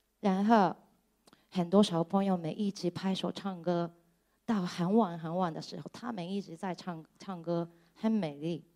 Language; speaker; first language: Chinese; non-native, fluent; Japanese